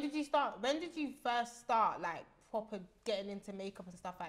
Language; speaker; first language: English; early bilingual, other home language; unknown